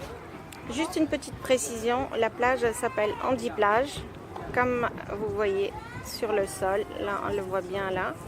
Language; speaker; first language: French; native; French